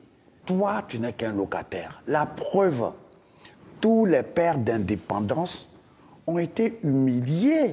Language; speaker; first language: French; non-native, local second language; Dyula